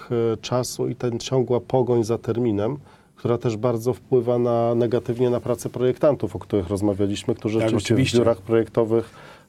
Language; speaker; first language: Polish; native; Polish